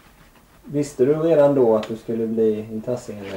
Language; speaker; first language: Swedish; native; Swedish